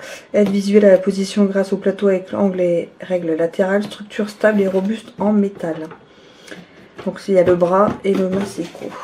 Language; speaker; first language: French; native; French